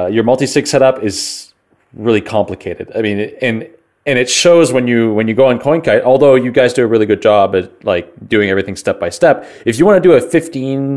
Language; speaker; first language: English; native; English